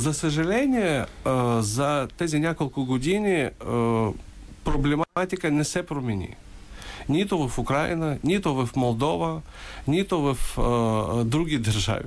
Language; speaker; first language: Bulgarian; early bilingual, heritage; Bulgarian